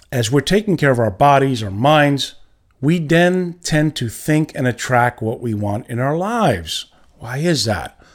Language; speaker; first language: English; native; English